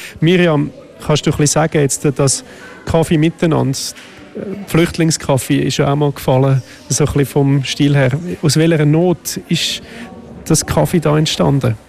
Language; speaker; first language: German; native; German